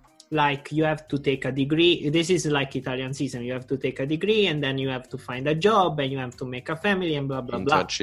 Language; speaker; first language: English; non-native, learner; Italian